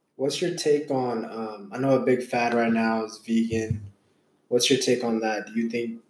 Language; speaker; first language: English; early bilingual, other home language; Hindi